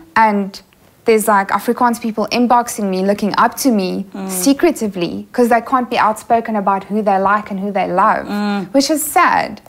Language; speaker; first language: English; non-native, local second language; Afrikaans